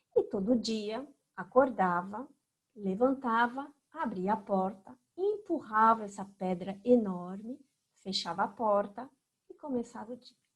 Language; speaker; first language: Portuguese; non-native, fluent; French